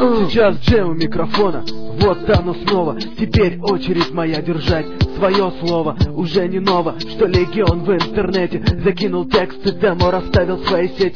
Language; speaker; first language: Russian; native; Russian